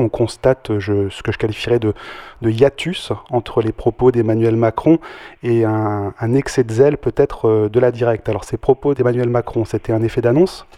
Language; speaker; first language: French; native; French